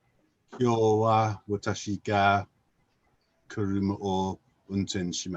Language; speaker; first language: Japanese; non-native, learner; English